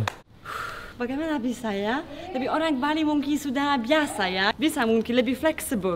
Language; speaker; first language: Indonesian; non-native, learner; Polish